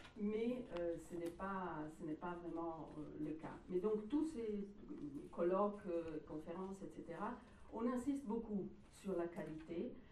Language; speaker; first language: French; non-native, fluent; Italian